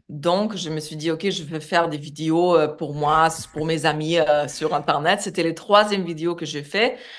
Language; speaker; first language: French; non-native, fluent; Polish